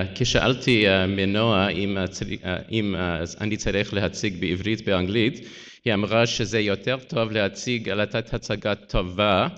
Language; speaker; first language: Hebrew; non-native, learner; English